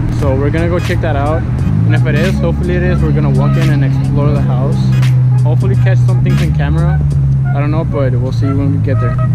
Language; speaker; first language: English; early bilingual, other home language; Spanish